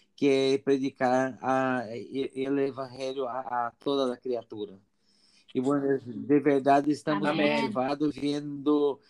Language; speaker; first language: Spanish; non-native, learner; Portuguese